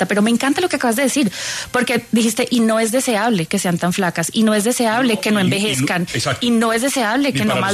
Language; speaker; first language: Spanish; native; Spanish